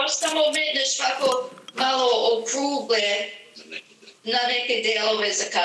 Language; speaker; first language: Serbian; early bilingual, heritage; Serbian